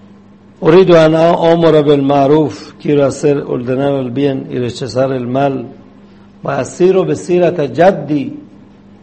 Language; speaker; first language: Spanish; non-native, fluent; Persian